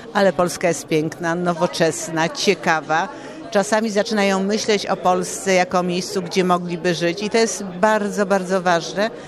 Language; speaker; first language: Polish; native; Polish